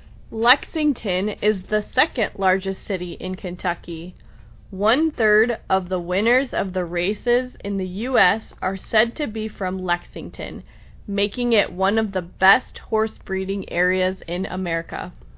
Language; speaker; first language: English; native; English